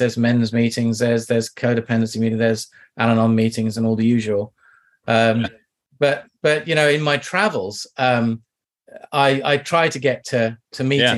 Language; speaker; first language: English; native; English